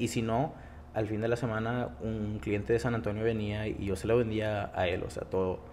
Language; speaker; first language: Spanish; early bilingual, heritage; Spanish